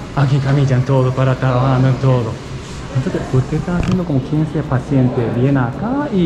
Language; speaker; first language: Spanish; non-native, learner; Japanese